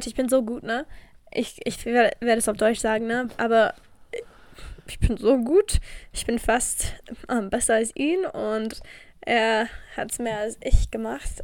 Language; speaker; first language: German; non-native, learner; English